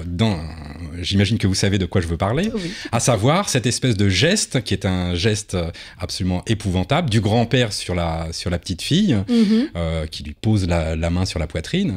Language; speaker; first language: French; native; French